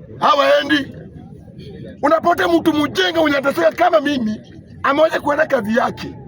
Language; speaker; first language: Swahili; native; Swahili